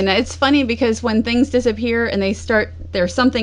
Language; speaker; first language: English; native; English